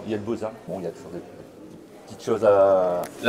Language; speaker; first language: French; native; French